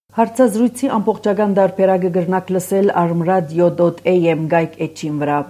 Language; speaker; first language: Armenian; early bilingual, heritage; Armenian